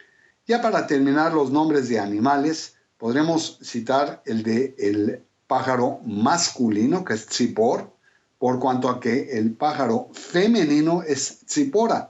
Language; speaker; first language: Spanish; native; Spanish